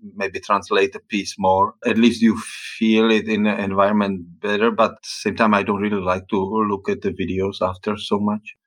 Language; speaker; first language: English; non-native, fluent; Czech